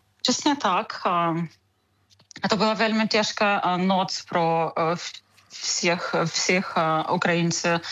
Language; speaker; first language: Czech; non-native, learner; Ukrainian